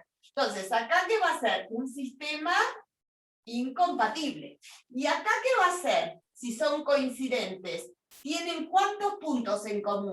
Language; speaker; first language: Spanish; native; Spanish